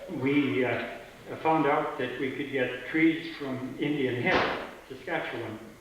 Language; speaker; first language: English; native; English